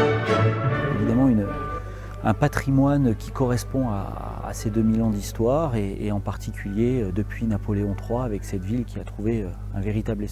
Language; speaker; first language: French; native; French